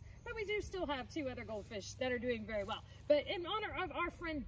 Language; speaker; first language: English; native; English